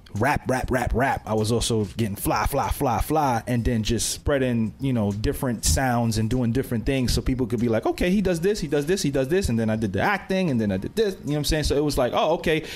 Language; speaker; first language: English; native; English